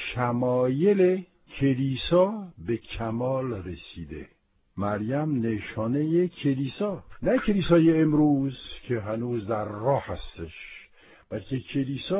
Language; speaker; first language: Persian; non-native, fluent; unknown